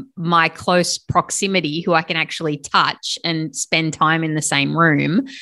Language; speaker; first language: English; native; English